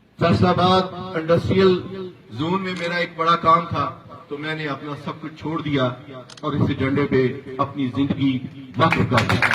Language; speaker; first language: Urdu; non-native, local second language; Punjabi